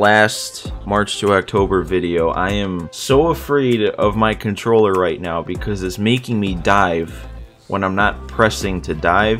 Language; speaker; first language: English; native; English